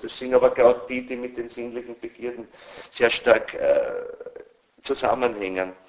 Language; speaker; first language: German; native; German